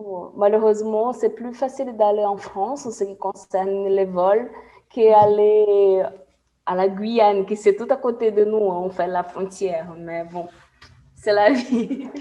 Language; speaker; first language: French; non-native, fluent; Portuguese